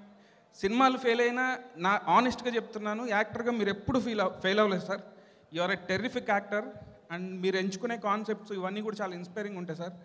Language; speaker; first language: Telugu; native; Telugu